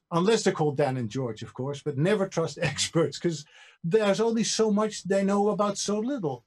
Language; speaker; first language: English; non-native, fluent; Dutch